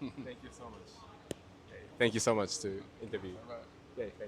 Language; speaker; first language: English; non-native, learner; Japanese